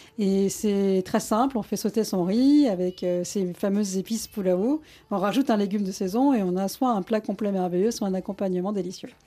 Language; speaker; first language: French; early bilingual, other home language; Malayalam